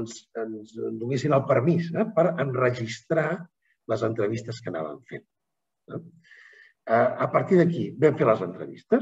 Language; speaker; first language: Catalan; native; Catalan